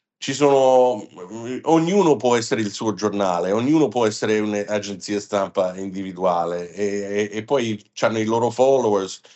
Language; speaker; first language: Italian; non-native, fluent; English